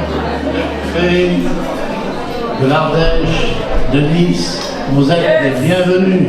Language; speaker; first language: French; native; French